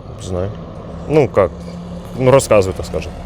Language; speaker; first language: Russian; native; Russian